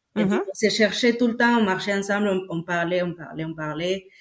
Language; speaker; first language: French; non-native, fluent; Spanish